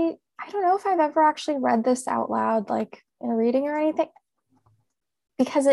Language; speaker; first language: English; native; English